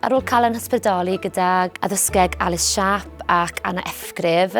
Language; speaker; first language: Welsh; native; Welsh